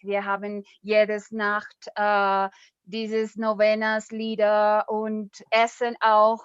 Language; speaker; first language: German; non-native, learner; Spanish